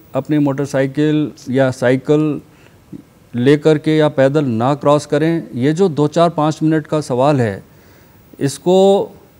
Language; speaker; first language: Hindi; native; Hindi